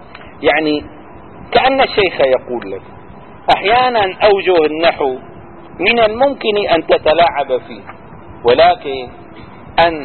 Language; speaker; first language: Arabic; native; Arabic